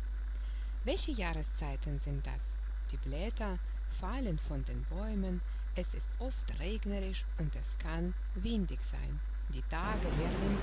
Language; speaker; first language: German; non-native, fluent; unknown